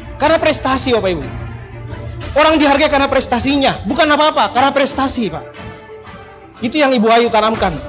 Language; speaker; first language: Indonesian; non-native, local second language; Buginese